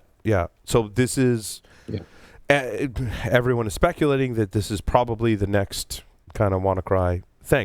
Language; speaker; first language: English; native; English